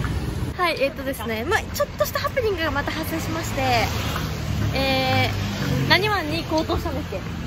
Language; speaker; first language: Japanese; native; Japanese